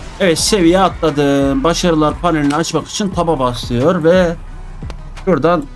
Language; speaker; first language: Turkish; native; Turkish